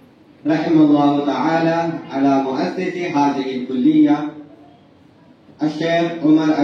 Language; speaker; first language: Arabic; non-native, learner; Urdu